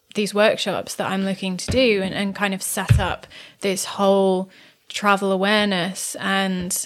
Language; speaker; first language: English; native; English